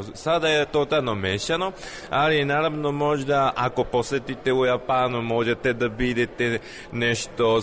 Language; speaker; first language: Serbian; non-native, learner; Japanese